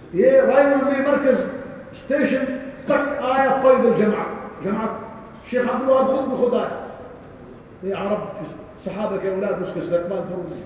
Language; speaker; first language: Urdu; non-native, learner; Arabic